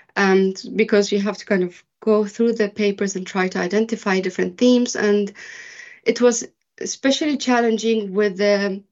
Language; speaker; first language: English; early bilingual, other home language; Arabic